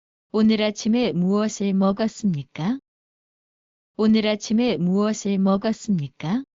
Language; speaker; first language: Korean; non-native, learner; Bangla